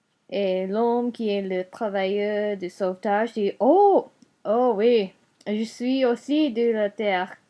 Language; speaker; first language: French; non-native, learner; Japanese